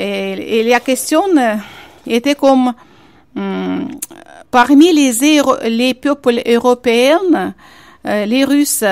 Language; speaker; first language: French; non-native, fluent; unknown